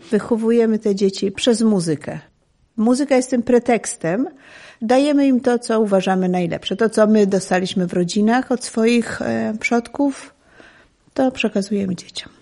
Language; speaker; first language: Polish; native; Polish